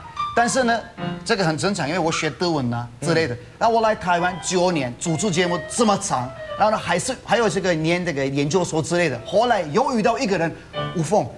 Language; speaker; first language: Chinese; non-native, fluent; Turkish